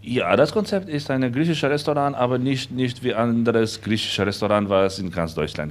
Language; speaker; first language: German; non-native, learner; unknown